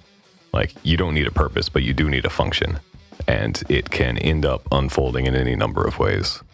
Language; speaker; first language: English; native; English